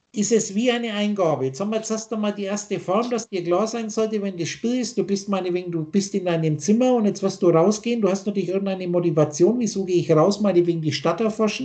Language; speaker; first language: German; native; German